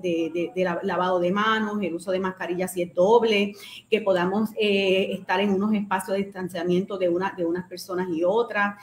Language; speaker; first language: Spanish; native; Spanish